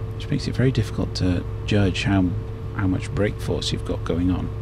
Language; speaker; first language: English; native; English